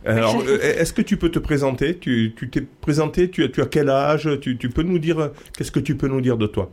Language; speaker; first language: French; native; French